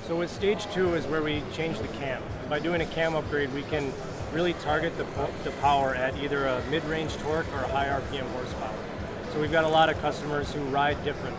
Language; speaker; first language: English; native; English